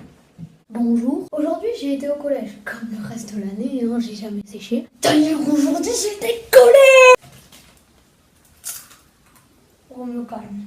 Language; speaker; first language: French; native; French